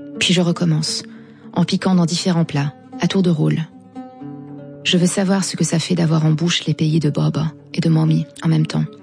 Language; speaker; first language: French; non-native, local second language; Arabic